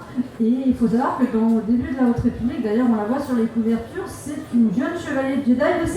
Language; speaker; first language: French; native; French